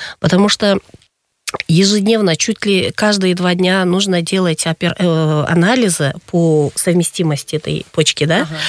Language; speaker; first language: Russian; non-native, local second language; Kyrgyz